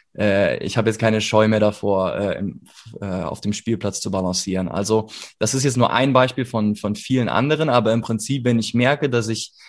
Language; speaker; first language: German; native; German